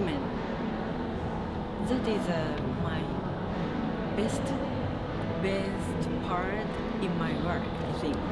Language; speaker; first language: English; non-native, learner; Japanese